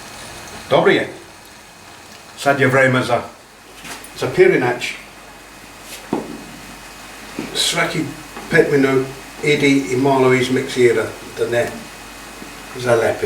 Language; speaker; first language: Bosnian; non-native, learner; English